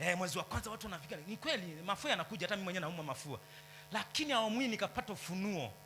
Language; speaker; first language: Swahili; native; Swahili